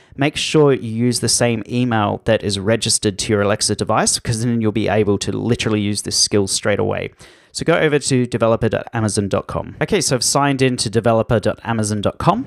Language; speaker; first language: English; native; English